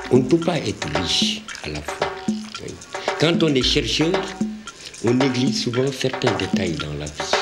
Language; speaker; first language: French; non-native, local second language; Wolof